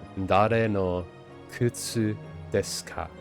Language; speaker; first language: Japanese; non-native, learner; English